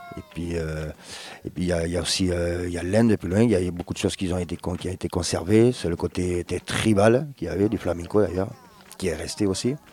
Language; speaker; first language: French; early bilingual, other home language; Spanish